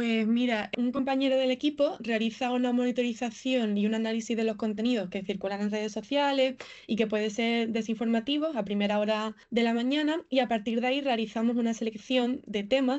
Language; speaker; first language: Spanish; native; Spanish